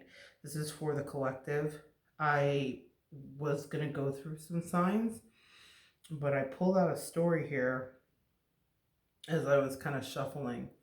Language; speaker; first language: English; native; English